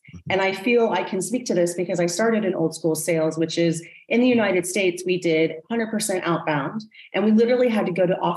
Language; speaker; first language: English; native; English